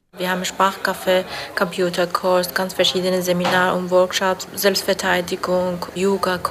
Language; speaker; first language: German; non-native, learner; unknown